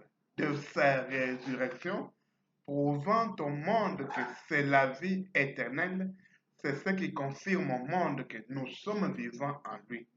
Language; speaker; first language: French; non-native, fluent; Portuguese